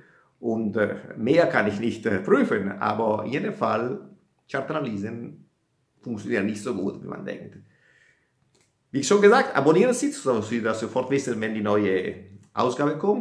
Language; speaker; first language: German; non-native, fluent; Italian